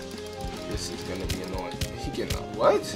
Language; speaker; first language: English; native; English